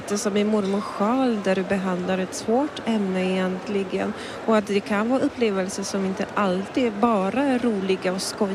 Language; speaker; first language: Swedish; non-native, fluent; Polish